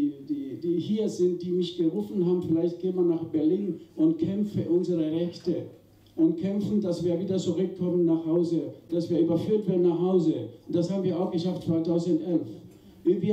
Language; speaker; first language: German; non-native, fluent; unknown